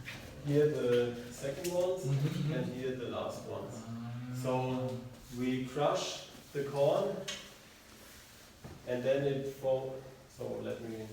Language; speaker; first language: English; non-native, learner; German